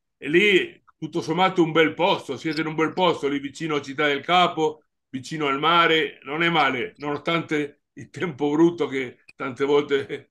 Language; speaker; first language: Italian; native; Italian